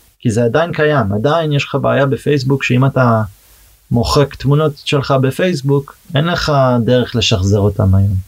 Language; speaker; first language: Hebrew; early bilingual, heritage; Hebrew